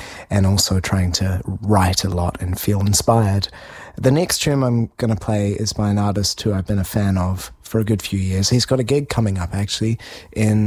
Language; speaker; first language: English; native; English